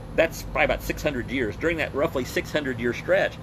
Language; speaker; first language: English; native; English